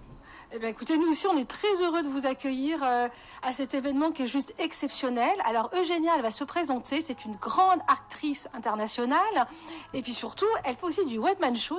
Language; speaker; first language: French; native; French